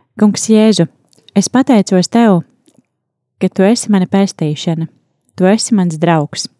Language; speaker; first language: Latvian; native; Latvian